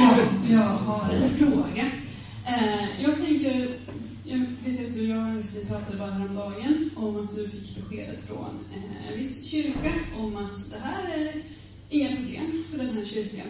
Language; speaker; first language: Swedish; native; Swedish